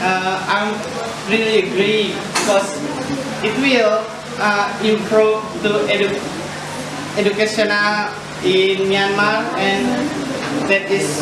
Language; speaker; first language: English; non-native, learner; Indonesian